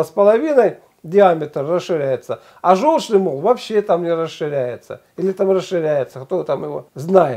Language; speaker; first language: Russian; native; Russian